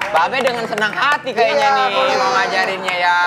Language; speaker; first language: Indonesian; native; Indonesian